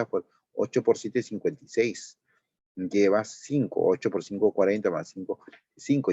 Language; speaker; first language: Spanish; native; Spanish